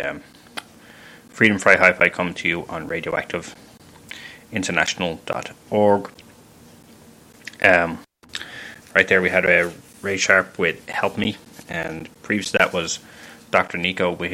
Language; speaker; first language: English; native; English